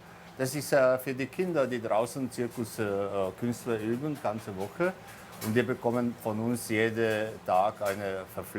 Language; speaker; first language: German; non-native, fluent; Slovak